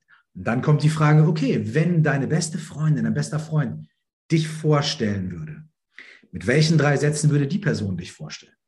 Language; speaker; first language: German; native; German